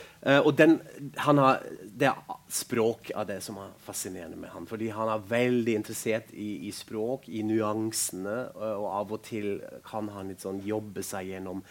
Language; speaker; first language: Norwegian; non-native, fluent; German